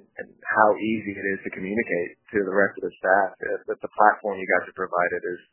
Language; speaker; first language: English; early bilingual, other home language; Japanese